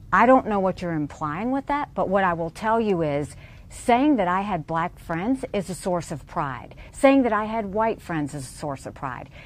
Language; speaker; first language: English; native; English